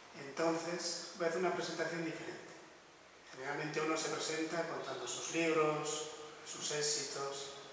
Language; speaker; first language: Spanish; non-native, local second language; Basque